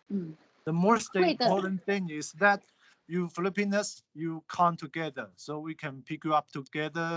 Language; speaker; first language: English; non-native, fluent; Chinese